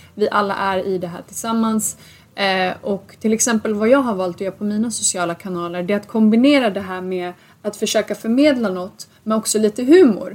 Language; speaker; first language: Swedish; early bilingual, other home language; Assyrian Neo-Aramaic